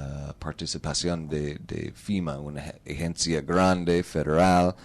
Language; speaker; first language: Spanish; non-native, learner; English